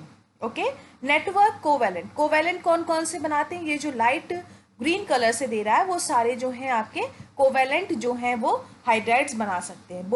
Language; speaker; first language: Hindi; native; Hindi